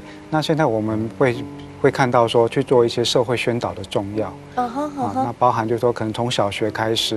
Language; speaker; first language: Chinese; native; Chinese